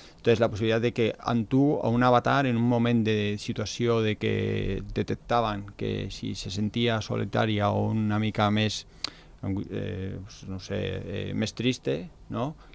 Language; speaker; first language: Catalan; non-native, local second language; Spanish